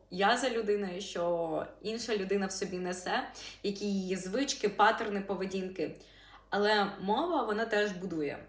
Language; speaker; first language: Ukrainian; non-native, local second language; Russian